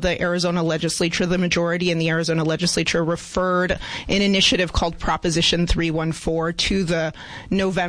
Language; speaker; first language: English; early bilingual, other home language; Spanish